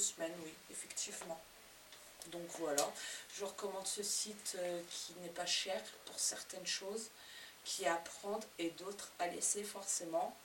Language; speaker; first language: French; native; French